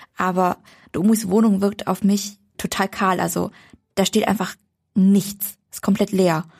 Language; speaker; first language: German; early bilingual, other home language; Vietnamese